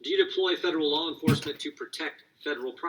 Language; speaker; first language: English; native; English